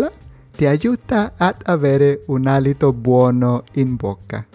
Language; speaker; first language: Italian; non-native, learner; Spanish